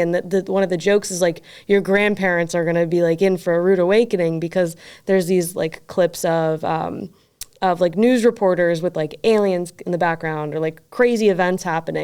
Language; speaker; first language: English; native; English